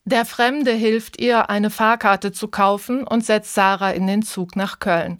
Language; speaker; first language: German; native; German